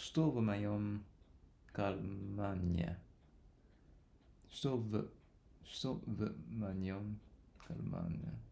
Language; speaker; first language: Russian; non-native, learner; English